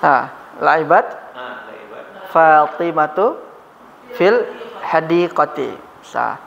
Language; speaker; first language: Arabic; non-native, fluent; Indonesian